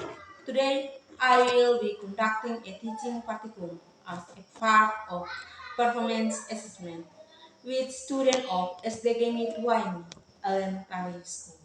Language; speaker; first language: English; non-native, learner; Indonesian